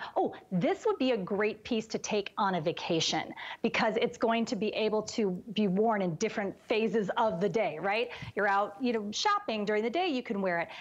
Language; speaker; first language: English; native; English